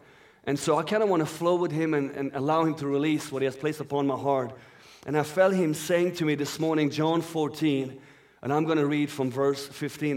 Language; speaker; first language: English; non-native, fluent; Persian